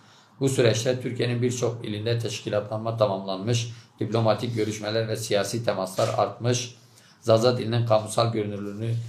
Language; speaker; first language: Turkish; native; Turkish